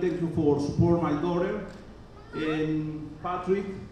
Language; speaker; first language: English; non-native, learner; Spanish